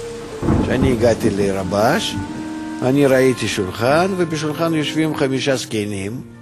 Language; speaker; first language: Hebrew; non-native, fluent; Russian